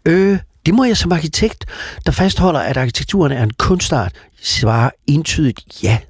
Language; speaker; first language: Danish; native; Danish